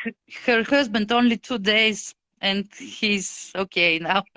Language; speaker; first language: English; non-native, fluent; Bulgarian